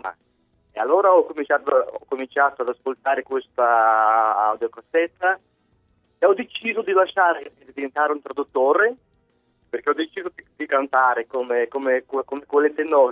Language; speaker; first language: Italian; non-native, fluent; Belarusian